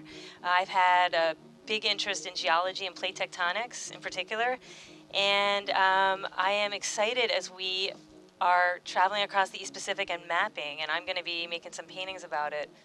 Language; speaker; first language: English; native; English